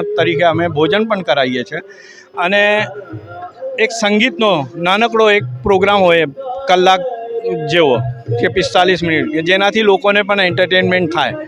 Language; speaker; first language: Gujarati; non-native, local second language; Marathi